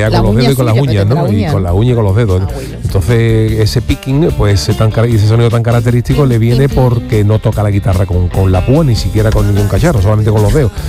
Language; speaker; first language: Spanish; native; Spanish